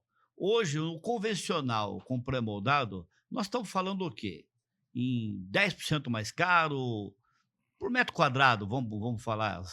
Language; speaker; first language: Portuguese; native; Portuguese